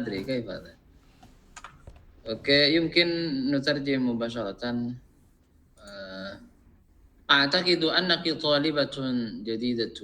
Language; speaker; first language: Arabic; non-native, fluent; Indonesian